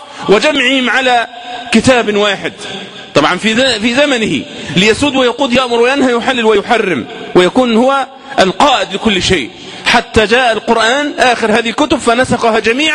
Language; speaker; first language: Arabic; native; Arabic